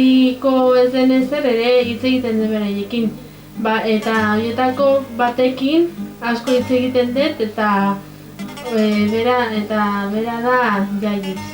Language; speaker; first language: Basque; non-native, local second language; Spanish